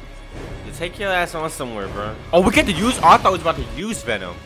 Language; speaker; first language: English; native; English